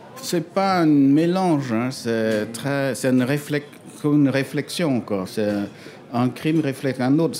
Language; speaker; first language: French; non-native, fluent; Khmer